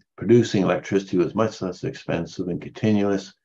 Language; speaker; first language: English; native; English